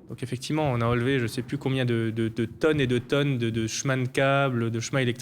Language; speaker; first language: French; native; French